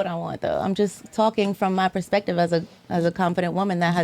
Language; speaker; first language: English; native; English